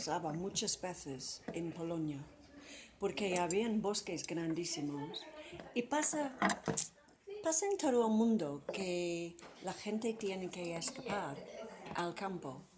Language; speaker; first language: Spanish; non-native, fluent; English